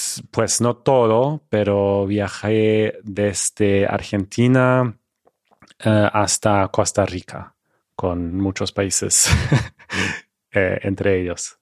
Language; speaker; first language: Spanish; non-native, fluent; German